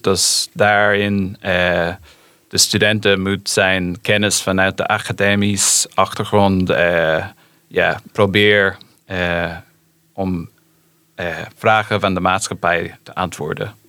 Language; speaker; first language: Dutch; non-native, fluent; English